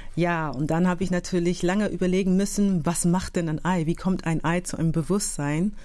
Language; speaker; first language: German; non-native, fluent; English